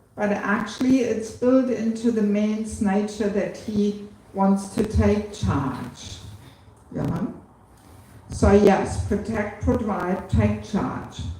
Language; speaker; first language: English; non-native, fluent; German